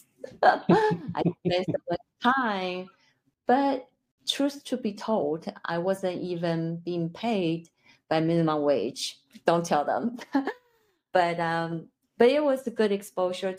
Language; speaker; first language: English; non-native, fluent; Chinese